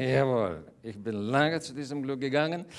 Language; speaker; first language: German; non-native, learner; Russian